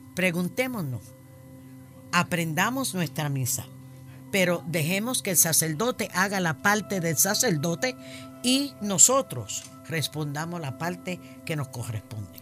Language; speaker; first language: Spanish; early bilingual, heritage; Spanish